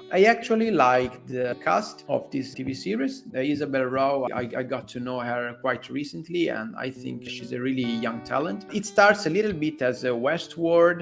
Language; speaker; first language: English; non-native, fluent; Italian